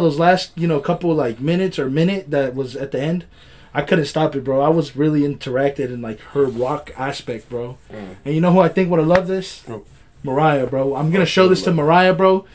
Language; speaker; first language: English; early bilingual, other home language; Spanish